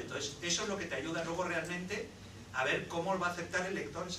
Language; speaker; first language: Spanish; native; Spanish